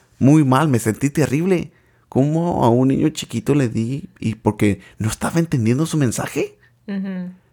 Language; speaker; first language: Spanish; native; Spanish